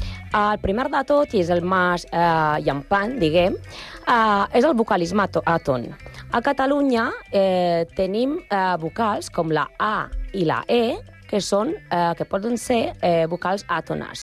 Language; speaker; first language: Catalan; non-native, learner; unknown